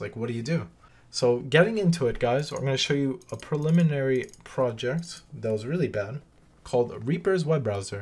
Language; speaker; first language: English; native; English